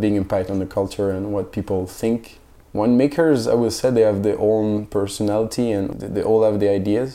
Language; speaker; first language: English; non-native, fluent; French